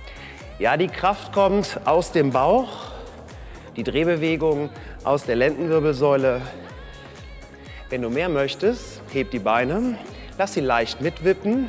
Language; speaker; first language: German; native; German